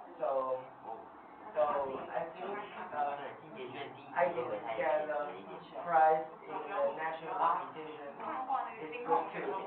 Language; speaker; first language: English; non-native, learner; Chinese